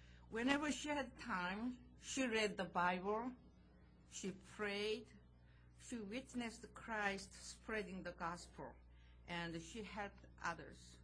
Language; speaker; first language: English; non-native, fluent; Korean